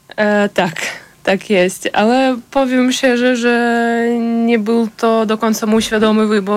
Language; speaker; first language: Polish; non-native, fluent; Ukrainian